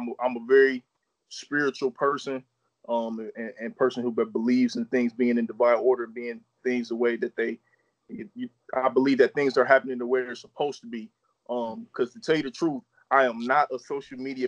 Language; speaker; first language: English; native; English